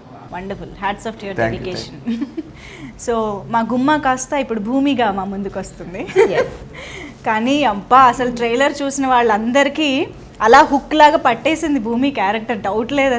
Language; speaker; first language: Telugu; native; Telugu